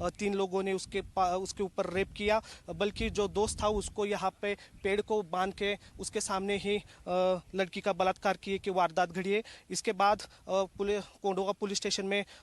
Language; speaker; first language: Hindi; non-native, local second language; Marathi